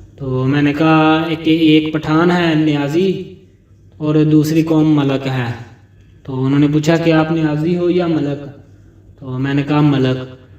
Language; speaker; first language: Urdu; non-native, local second language; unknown